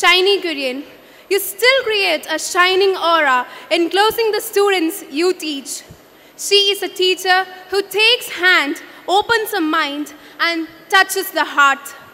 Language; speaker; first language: English; non-native, local second language; Malayalam